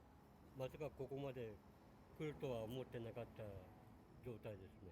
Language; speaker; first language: Japanese; native; Japanese